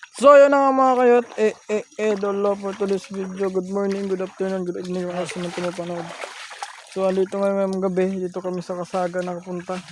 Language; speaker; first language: Filipino; non-native, local second language; Masbatenyo